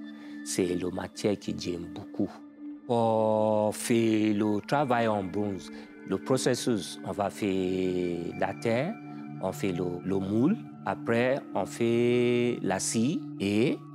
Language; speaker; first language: French; non-native, learner; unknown